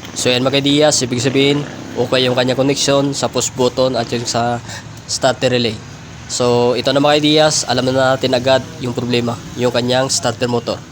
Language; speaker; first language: Filipino; non-native, local second language; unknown